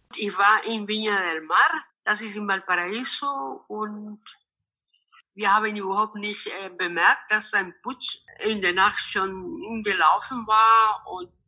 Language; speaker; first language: German; non-native, local second language; Spanish